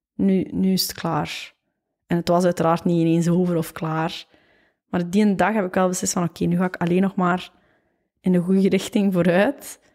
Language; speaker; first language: Dutch; native; Dutch